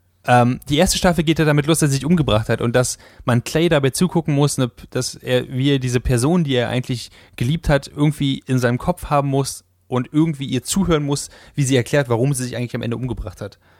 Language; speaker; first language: German; native; German